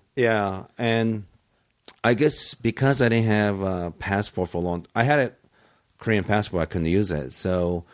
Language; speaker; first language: English; early bilingual, other home language; Japanese